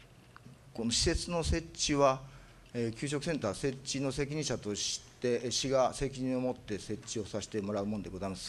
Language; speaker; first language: Japanese; native; Japanese